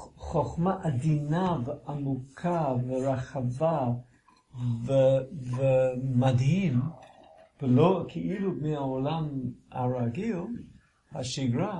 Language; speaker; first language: Hebrew; non-native, fluent; English